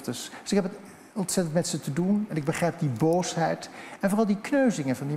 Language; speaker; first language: Dutch; native; Dutch